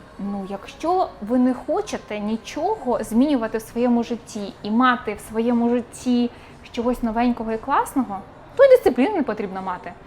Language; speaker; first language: Ukrainian; native; Ukrainian